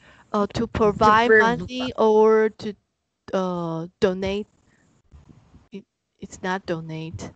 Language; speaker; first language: English; non-native, learner; Chinese